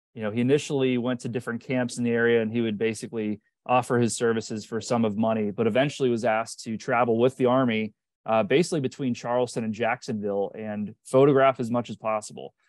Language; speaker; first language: English; native; English